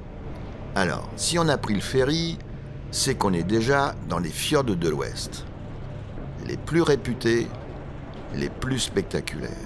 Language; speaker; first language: French; native; French